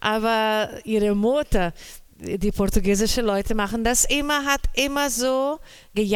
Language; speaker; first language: German; non-native, learner; Portuguese